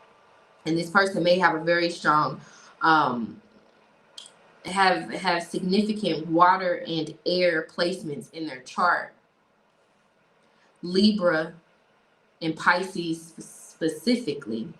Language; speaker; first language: English; native; English